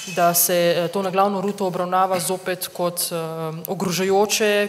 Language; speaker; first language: Slovenian; native; Slovenian